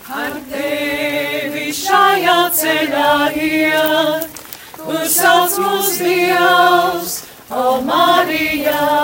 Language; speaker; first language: Latvian; native; Latvian